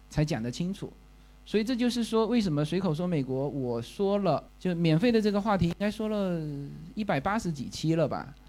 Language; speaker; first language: Chinese; native; Chinese